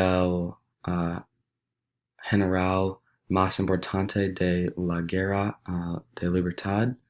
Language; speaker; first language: Spanish; non-native, learner; English